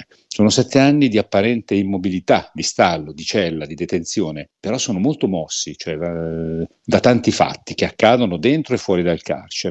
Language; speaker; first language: Italian; native; Italian